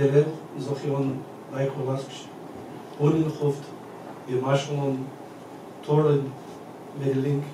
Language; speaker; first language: Mongolian; non-native, learner; English